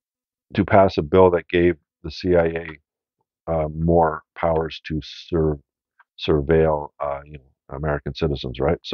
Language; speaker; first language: English; native; English